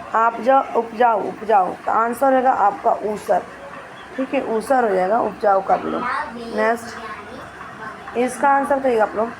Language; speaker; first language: Hindi; native; Hindi